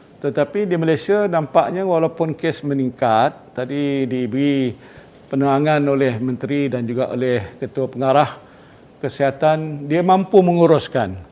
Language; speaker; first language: Malay; native; Malay